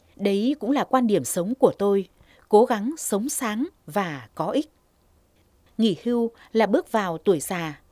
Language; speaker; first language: Vietnamese; native; Vietnamese